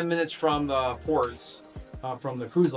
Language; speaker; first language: English; native; English